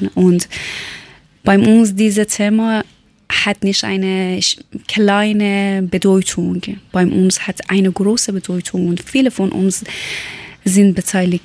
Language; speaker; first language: German; non-native, learner; Persian